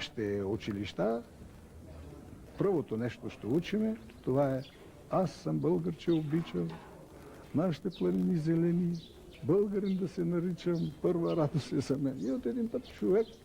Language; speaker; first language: Bulgarian; non-native, local second language; Macedonian